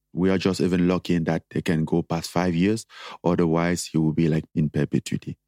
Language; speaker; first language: English; non-native, local second language; French